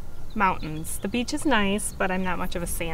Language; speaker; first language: English; native; English